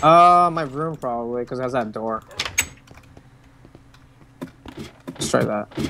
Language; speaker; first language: English; native; English